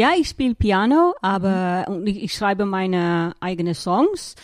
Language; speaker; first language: German; non-native, learner; Dutch